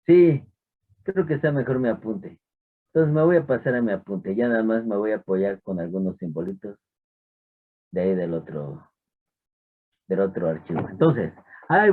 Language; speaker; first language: Spanish; native; Spanish